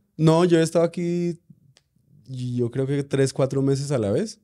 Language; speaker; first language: Spanish; early bilingual, other home language; English